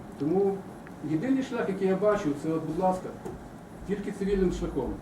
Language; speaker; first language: Ukrainian; native; Ukrainian